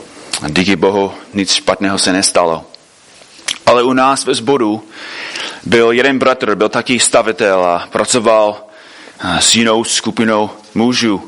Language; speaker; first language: Czech; non-native, fluent; English